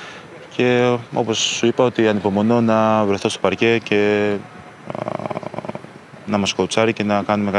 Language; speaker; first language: Greek; early bilingual, other home language; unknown